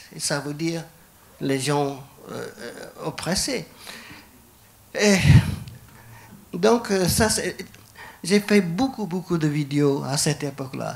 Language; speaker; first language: French; non-native, fluent; English